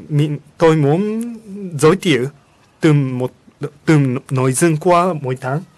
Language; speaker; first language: Vietnamese; non-native, fluent; Japanese